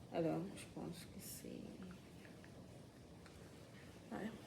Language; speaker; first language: French; non-native, learner; English